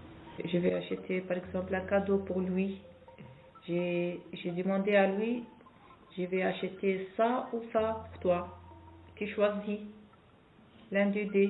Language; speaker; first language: French; non-native, local second language; Arabic